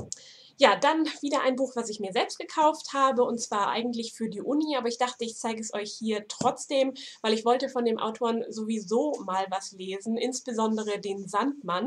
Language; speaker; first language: German; native; German